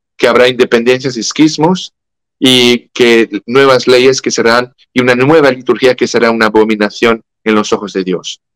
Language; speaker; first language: Spanish; non-native, fluent; French